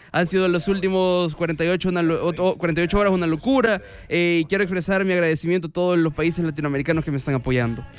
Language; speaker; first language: Spanish; native; Spanish